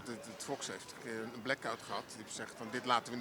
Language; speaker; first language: Dutch; native; Dutch